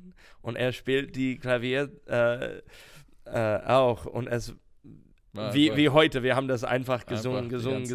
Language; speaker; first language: German; non-native, learner; English